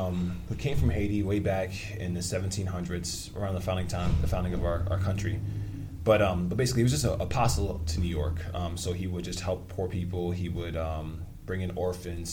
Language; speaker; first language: English; native; English